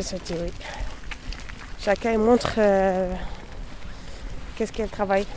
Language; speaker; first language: French; non-native, learner; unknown